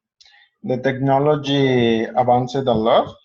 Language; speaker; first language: English; non-native, learner; Spanish